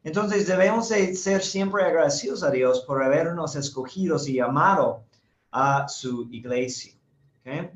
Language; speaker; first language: Spanish; non-native, fluent; English